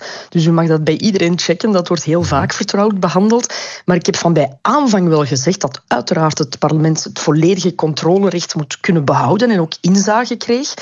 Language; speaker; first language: Dutch; native; Dutch